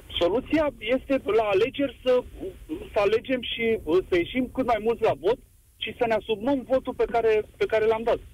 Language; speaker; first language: Romanian; native; Romanian